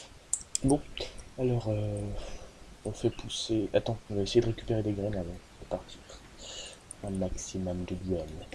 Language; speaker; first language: French; native; French